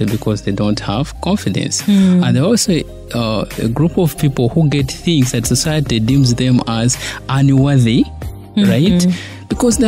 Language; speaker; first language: English; non-native, local second language; Ganda